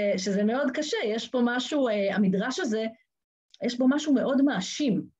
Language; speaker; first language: Hebrew; native; Hebrew